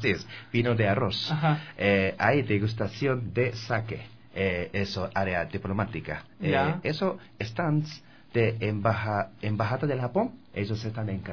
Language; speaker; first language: Spanish; non-native, learner; Japanese